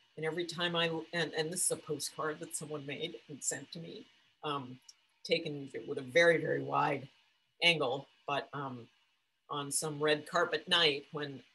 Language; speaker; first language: English; native; English